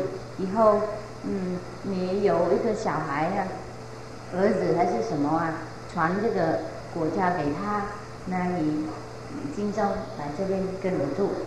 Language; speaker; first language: Chinese; non-native, fluent; Vietnamese